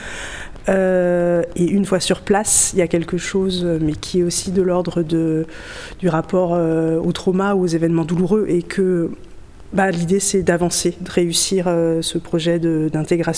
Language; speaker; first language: French; native; French